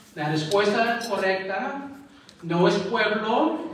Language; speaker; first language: Spanish; early bilingual, heritage; Spanish